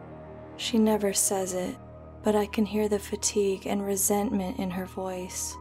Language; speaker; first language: English; native; English